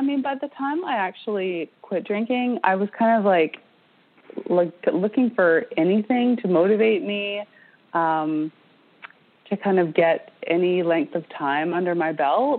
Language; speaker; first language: English; native; English